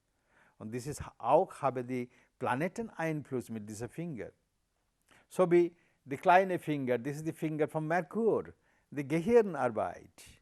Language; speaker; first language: German; non-native, learner; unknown